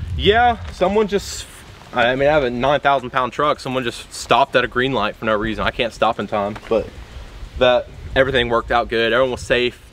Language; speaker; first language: English; native; English